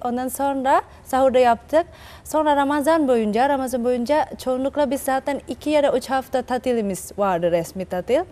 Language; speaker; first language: Turkish; non-native, fluent; Indonesian